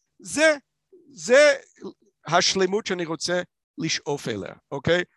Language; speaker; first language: Hebrew; non-native, fluent; English